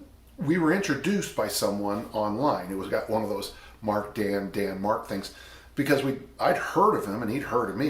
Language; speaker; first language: English; native; English